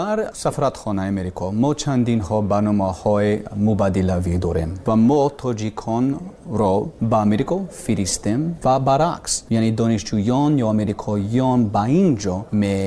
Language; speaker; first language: Persian; non-native, learner; English